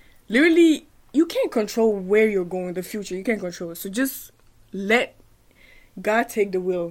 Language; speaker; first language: English; non-native, fluent; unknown